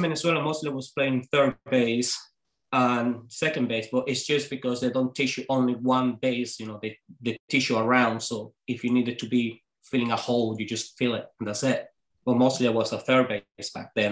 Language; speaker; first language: English; non-native, fluent; Spanish